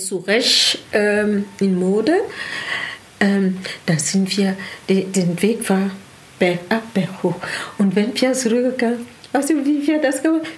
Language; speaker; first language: German; non-native, learner; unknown